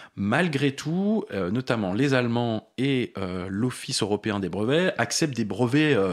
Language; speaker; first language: French; native; French